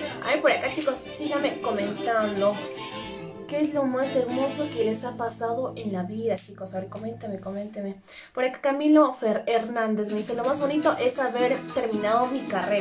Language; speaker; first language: Spanish; native; Spanish